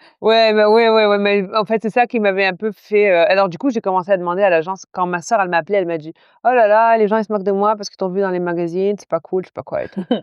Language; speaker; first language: French; non-native, local second language; Arabic